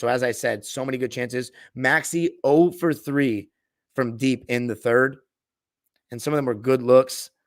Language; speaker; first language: English; native; English